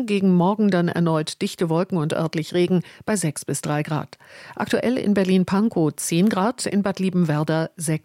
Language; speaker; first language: German; native; German